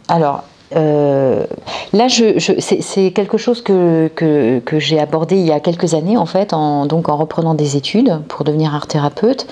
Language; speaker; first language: French; native; French